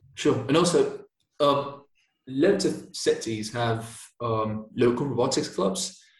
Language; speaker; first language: English; non-native, fluent; Spanish